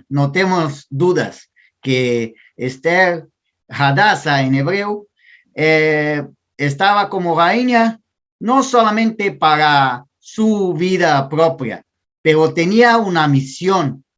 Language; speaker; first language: Spanish; non-native, learner; Portuguese